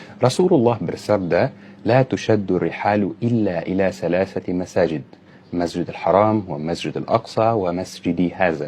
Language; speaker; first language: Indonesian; non-native, fluent; Arabic